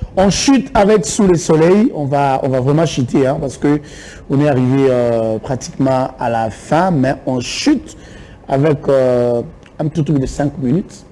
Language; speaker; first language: French; non-native, local second language; Lingala